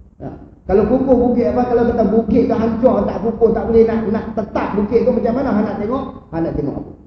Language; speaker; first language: Malay; native; Malay